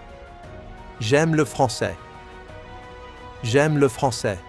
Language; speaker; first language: French; non-native, fluent; English